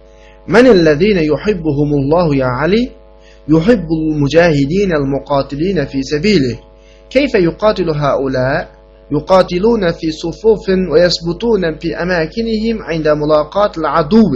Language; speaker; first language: Arabic; non-native, fluent; Uyghur